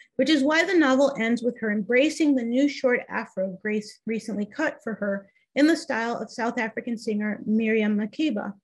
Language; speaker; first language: English; native; English